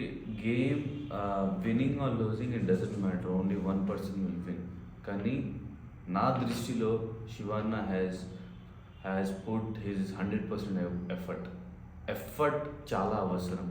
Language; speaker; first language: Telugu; non-native, learner; Hindi